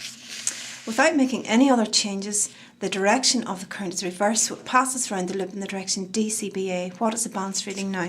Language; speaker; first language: English; native; English